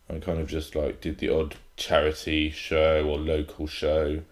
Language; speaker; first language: English; native; English